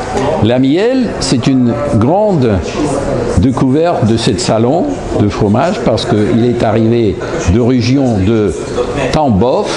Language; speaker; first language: French; non-native, fluent; Russian